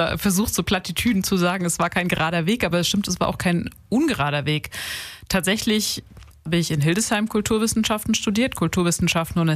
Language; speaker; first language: German; native; German